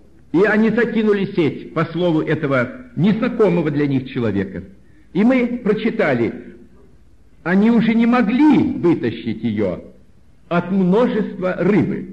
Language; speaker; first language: Russian; native; Russian